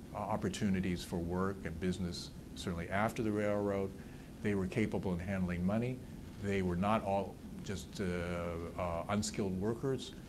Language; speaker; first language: English; native; English